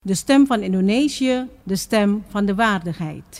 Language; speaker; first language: Dutch; non-native, fluent; Indonesian